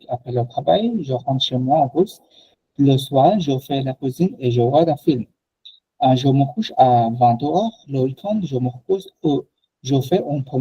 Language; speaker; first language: French; non-native, fluent; Bangla